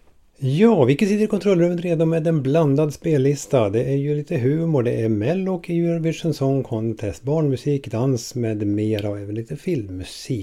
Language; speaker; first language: Swedish; native; Swedish